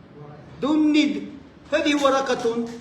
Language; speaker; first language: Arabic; non-native, fluent; Filipino